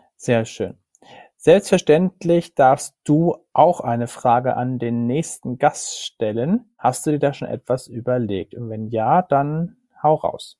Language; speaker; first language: German; native; German